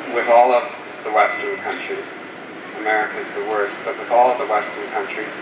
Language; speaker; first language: English; native; English